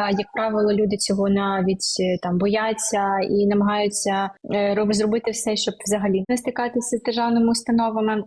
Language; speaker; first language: Ukrainian; native; Ukrainian